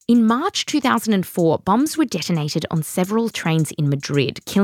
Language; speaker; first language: English; native; English